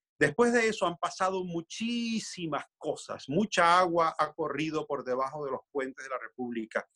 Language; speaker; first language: Spanish; native; Spanish